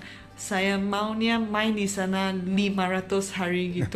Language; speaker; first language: Indonesian; non-native, fluent; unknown